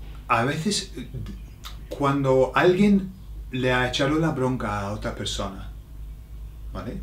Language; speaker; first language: Spanish; non-native, fluent; English